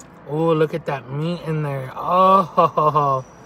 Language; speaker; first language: English; early bilingual, other home language; Spanish